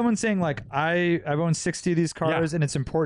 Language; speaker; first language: English; native; English